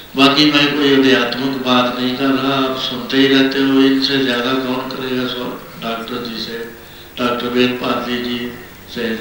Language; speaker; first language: Hindi; non-native, local second language; Punjabi